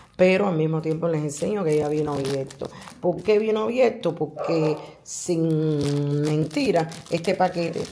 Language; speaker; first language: Spanish; native; Spanish